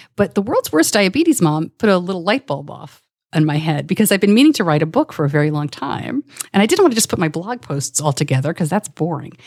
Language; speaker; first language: English; native; English